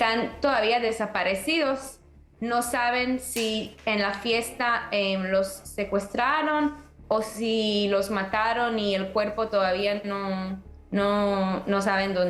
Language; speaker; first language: Spanish; early bilingual, heritage; Spanish